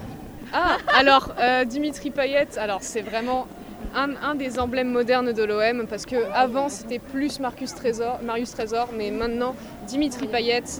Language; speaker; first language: French; native; French